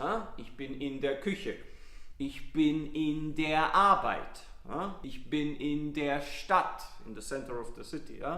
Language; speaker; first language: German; non-native, fluent; Italian